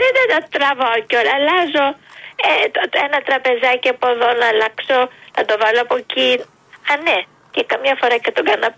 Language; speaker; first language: Greek; early bilingual, heritage; Greek